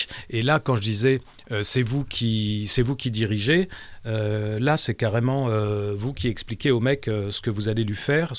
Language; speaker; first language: French; native; French